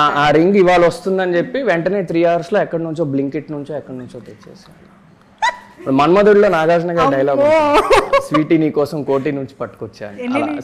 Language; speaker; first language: Telugu; native; Telugu